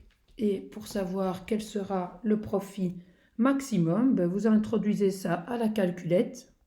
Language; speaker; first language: French; native; French